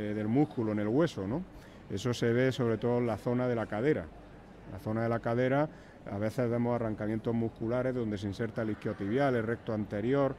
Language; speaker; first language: Spanish; native; Spanish